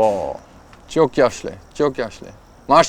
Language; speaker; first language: Turkish; non-native, learner; Dutch